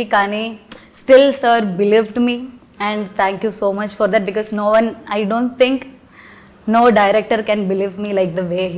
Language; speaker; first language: Telugu; non-native, learner; Malayalam